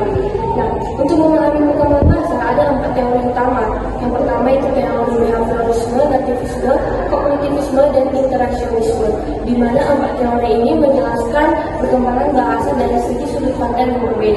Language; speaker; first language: Indonesian; native; Indonesian